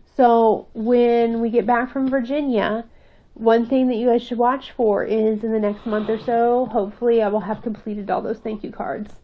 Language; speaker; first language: English; native; English